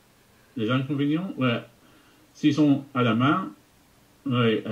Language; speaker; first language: French; non-native, fluent; English